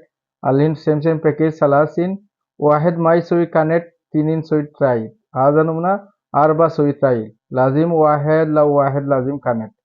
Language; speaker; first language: Arabic; non-native, learner; Bangla